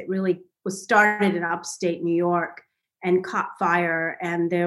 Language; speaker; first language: English; non-native, local second language; Bangla